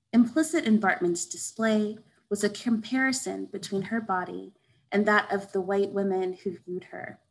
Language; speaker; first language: English; native; English